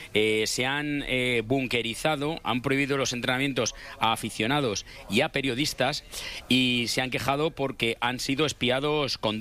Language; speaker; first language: Spanish; native; Spanish